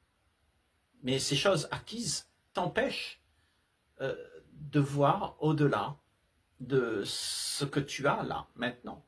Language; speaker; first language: French; native; French